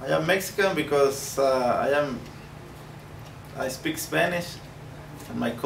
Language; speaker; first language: English; non-native, learner; Spanish